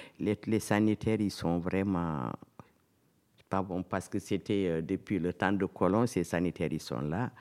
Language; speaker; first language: French; non-native, local second language; Fula